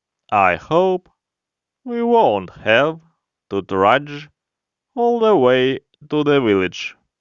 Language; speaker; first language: English; non-native, fluent; Ukrainian